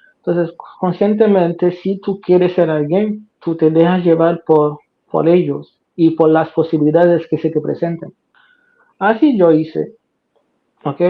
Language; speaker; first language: Spanish; non-native, fluent; Haitian Creole